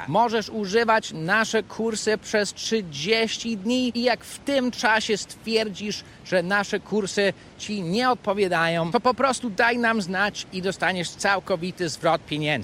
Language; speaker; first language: Polish; early bilingual, heritage; Polish